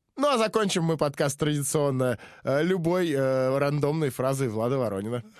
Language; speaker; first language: Russian; native; Russian